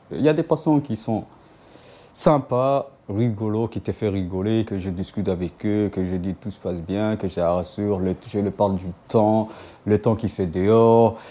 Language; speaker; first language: French; non-native, local second language; Somali